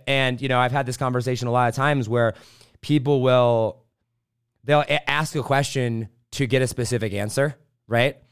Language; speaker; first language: English; native; English